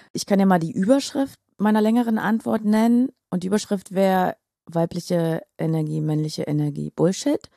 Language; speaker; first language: German; native; German